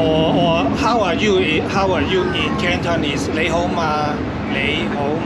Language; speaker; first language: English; non-native, local second language; Cantonese